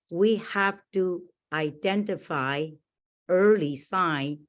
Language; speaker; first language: English; non-native, learner; Chinese